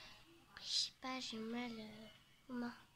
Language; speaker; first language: French; native; French